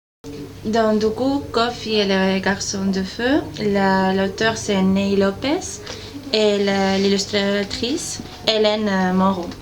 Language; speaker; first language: French; non-native, fluent; Spanish